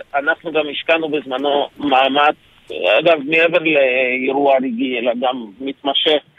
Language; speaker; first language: Hebrew; early bilingual, other home language; Ukrainian